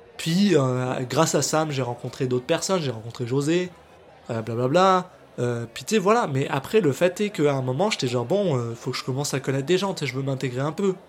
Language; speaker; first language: French; native; French